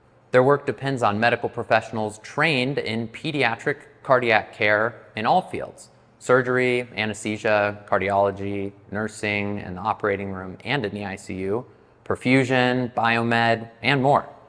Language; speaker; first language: English; native; English